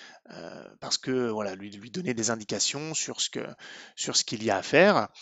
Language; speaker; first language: French; native; French